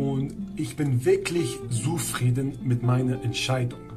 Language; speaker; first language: German; non-native, fluent; Persian